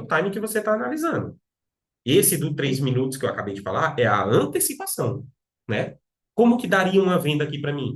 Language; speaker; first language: Portuguese; native; Portuguese